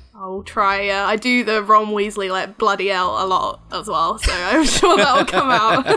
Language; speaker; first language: English; native; English